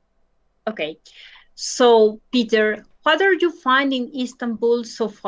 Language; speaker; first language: English; non-native, learner; Spanish